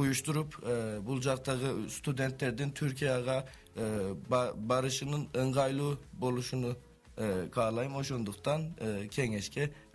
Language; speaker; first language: Kyrgyz; non-native, learner; Turkish